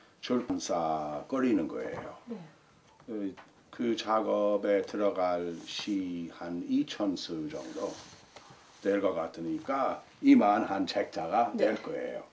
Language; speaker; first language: Korean; non-native, fluent; English